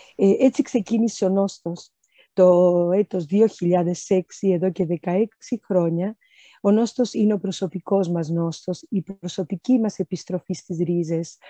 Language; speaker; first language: Greek; early bilingual, heritage; Greek